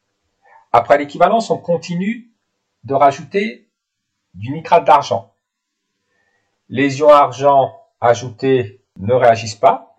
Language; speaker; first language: French; native; French